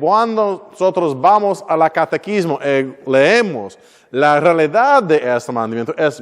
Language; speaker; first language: Spanish; non-native, learner; English